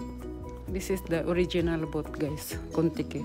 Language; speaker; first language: English; non-native, learner; Filipino